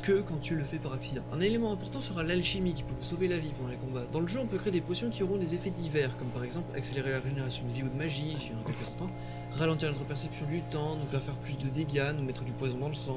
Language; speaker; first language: French; native; French